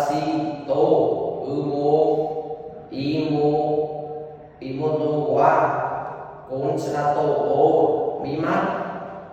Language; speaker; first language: Japanese; non-native, learner; Vietnamese